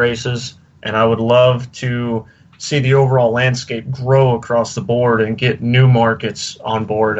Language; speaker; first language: English; native; English